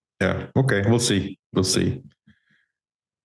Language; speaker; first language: English; non-native, fluent; Dutch